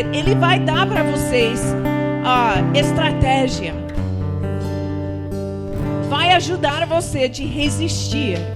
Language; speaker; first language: Portuguese; non-native, fluent; English